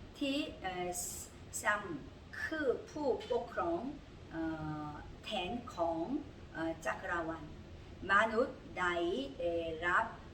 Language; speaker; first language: Thai; non-native, learner; Korean